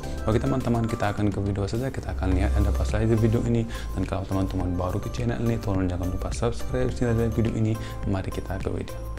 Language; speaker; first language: Indonesian; non-native, fluent; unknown